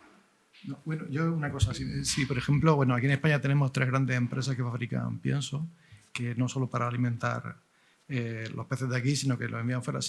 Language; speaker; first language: Spanish; native; Spanish